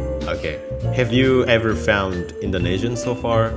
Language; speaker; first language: English; non-native, fluent; Indonesian